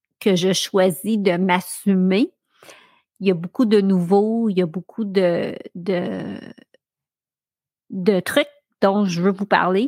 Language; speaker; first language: French; native; French